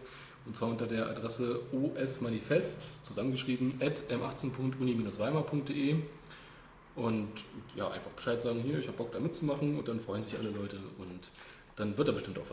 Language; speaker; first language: German; native; German